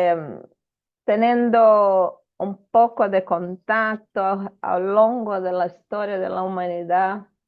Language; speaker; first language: Spanish; non-native, fluent; Portuguese